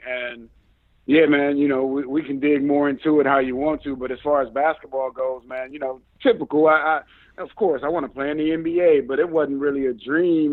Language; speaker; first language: English; native; English